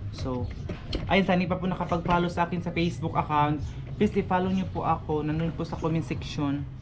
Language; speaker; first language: Filipino; non-native, local second language; Cebuano